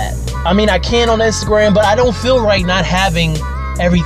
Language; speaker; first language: English; native; English